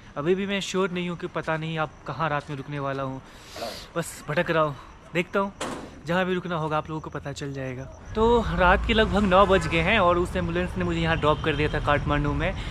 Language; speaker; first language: Hindi; native; Hindi